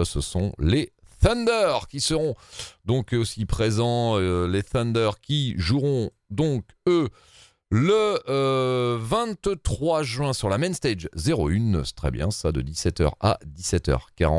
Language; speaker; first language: French; native; French